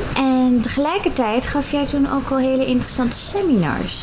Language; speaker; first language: Dutch; native; Dutch